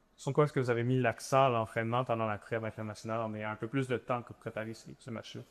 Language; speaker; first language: French; native; French